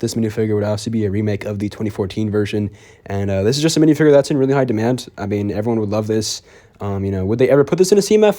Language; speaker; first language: English; native; English